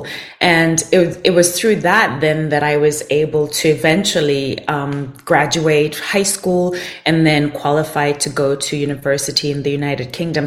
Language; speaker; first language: English; non-native, local second language; Shona